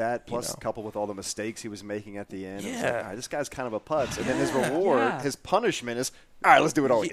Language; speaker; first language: English; native; English